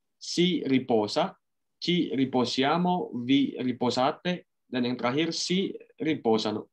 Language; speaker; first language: Italian; non-native, fluent; Indonesian